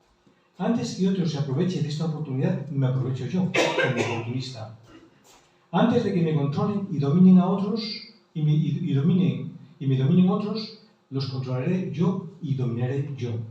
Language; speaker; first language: Spanish; native; Spanish